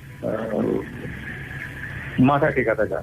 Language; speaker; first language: Hindi; native; Hindi